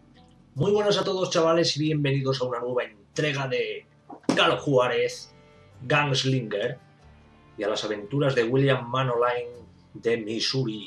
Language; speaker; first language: Spanish; native; Spanish